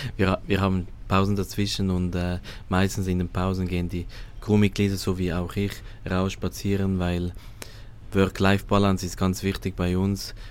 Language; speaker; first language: German; native; German